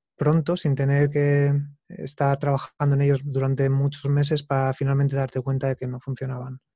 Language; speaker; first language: Spanish; native; Spanish